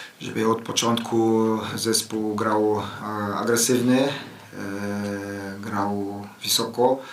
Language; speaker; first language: Polish; non-native, fluent; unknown